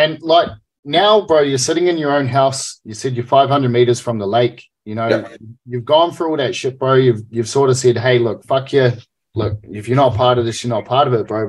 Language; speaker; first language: English; native; English